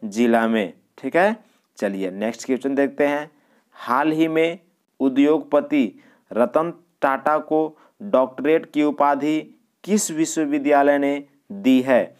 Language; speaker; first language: Hindi; native; Hindi